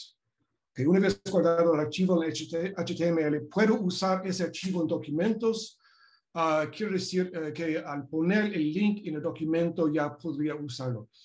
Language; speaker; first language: Spanish; non-native, fluent; English